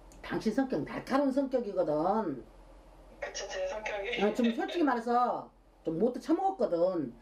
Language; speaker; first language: Korean; native; Korean